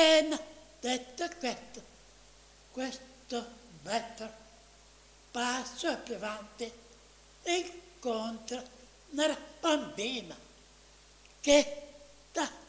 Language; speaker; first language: Italian; non-native, fluent; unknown